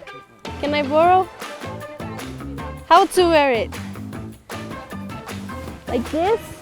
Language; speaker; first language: English; non-native, learner; Indonesian